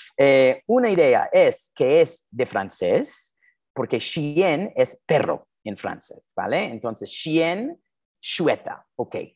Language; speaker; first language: Spanish; non-native, fluent; English